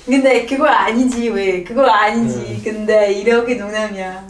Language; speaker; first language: Korean; non-native, learner; French